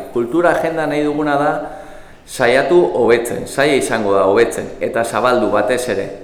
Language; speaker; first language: Basque; native; Basque